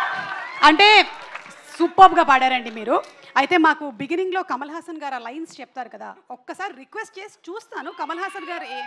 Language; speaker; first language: Telugu; native; Telugu